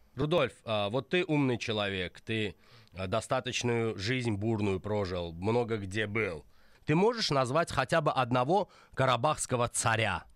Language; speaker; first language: Russian; non-native, local second language; Azerbaijani